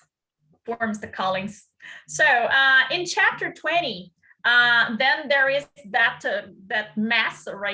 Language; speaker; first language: English; non-native, fluent; Portuguese